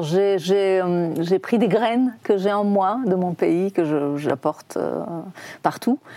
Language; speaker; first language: French; non-native, fluent; Persian